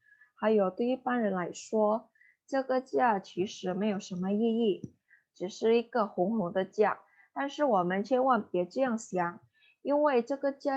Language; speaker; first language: Chinese; non-native, learner; Indonesian